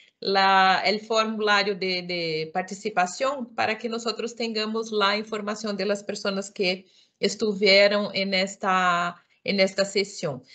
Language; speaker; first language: Spanish; non-native, learner; Portuguese